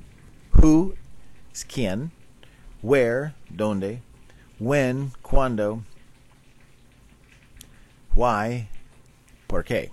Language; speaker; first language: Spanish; non-native, learner; English